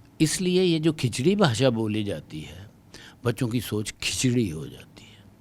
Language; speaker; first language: Hindi; non-native, local second language; Dogri